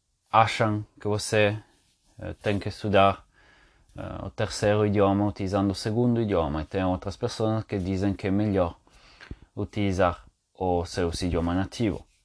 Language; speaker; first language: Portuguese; non-native, fluent; Italian